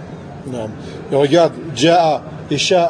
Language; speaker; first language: Arabic; non-native, fluent; French